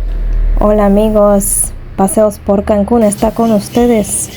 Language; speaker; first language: Spanish; non-native, fluent; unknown